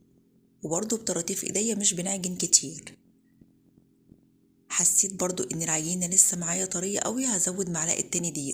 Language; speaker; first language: Arabic; native; Arabic